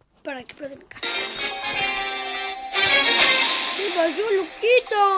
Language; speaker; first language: Spanish; native; Spanish